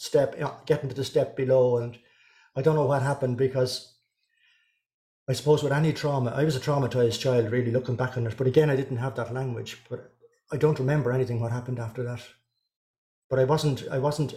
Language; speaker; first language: English; native; English